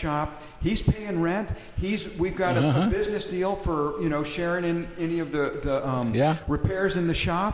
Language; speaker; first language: English; native; English